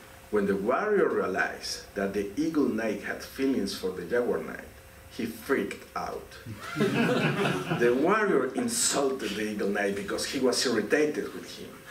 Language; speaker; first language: English; non-native, fluent; Spanish